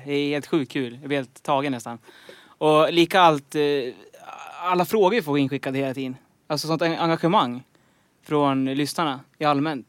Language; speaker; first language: Swedish; native; Swedish